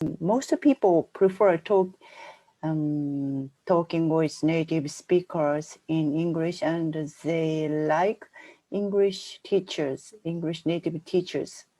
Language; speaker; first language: English; non-native, fluent; Japanese